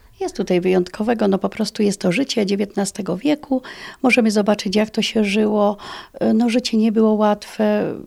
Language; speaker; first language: Polish; native; Polish